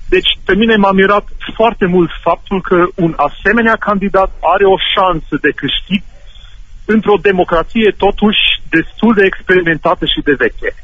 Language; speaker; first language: Romanian; non-native, local second language; German